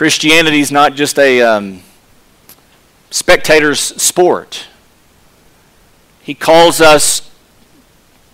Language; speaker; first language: English; native; English